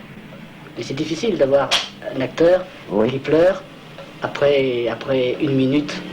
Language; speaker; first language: French; native; French